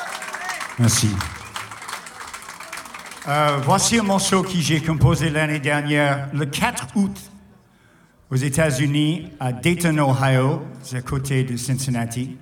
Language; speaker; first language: French; non-native, fluent; English